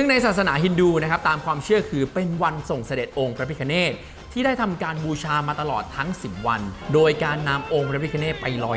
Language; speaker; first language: Thai; native; Thai